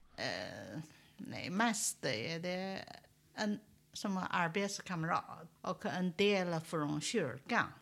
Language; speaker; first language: Swedish; non-native, learner; Chinese